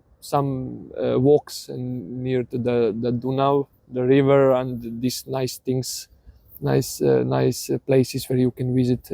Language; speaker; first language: English; non-native, learner; Serbian